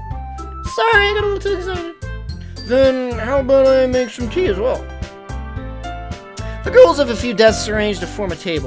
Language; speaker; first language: English; native; English